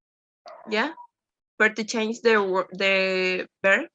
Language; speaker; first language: English; non-native, learner; Spanish